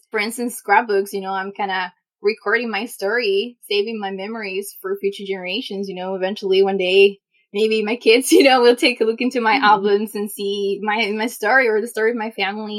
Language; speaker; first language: English; non-native, fluent; Spanish